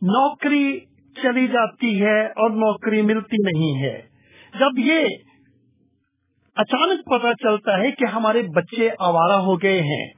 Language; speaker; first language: Urdu; non-native, local second language; Punjabi